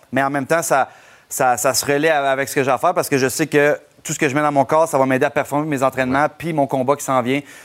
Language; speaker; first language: French; native; French